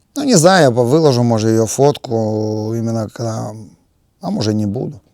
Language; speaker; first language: Russian; native; Russian